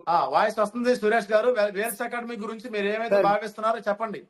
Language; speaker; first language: Telugu; native; Telugu